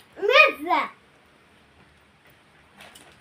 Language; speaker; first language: Arabic; native; Arabic